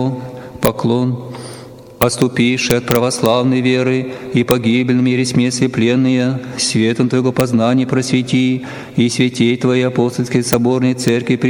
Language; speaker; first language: Russian; native; Russian